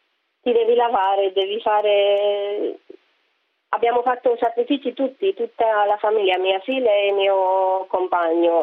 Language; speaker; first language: Italian; non-native, fluent; Romanian